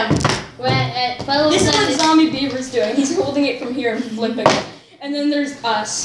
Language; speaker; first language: English; native; English